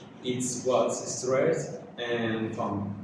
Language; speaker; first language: English; non-native, learner; Spanish